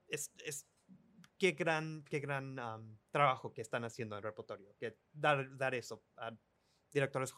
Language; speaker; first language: Spanish; early bilingual, other home language; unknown